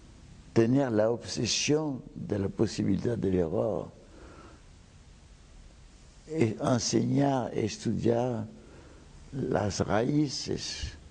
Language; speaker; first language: Spanish; non-native, fluent; French